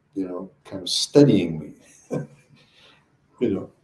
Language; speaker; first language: English; native; English